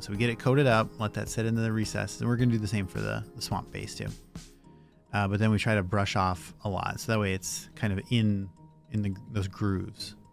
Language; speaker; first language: English; native; English